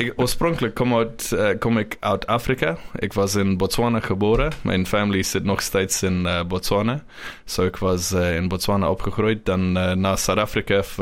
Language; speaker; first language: Dutch; non-native, learner; English